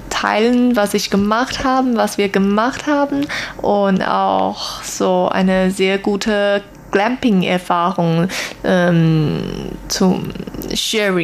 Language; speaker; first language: German; non-native, learner; Chinese